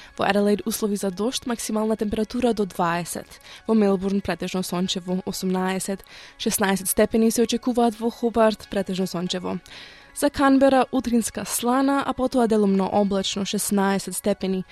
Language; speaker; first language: Macedonian; native; Macedonian